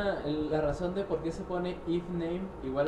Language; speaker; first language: Spanish; native; Spanish